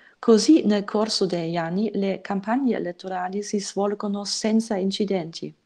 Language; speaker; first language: Italian; non-native, fluent; German